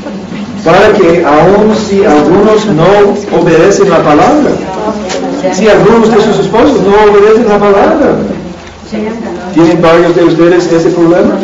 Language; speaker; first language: Spanish; non-native, learner; English